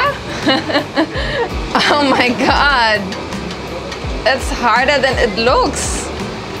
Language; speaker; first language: English; non-native, fluent; German